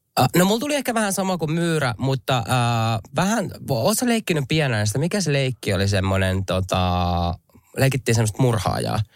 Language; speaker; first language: Finnish; native; Finnish